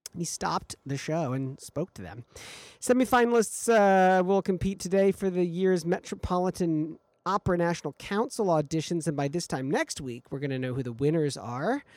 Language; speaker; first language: English; native; English